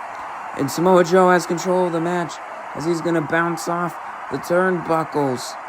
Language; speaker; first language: English; native; English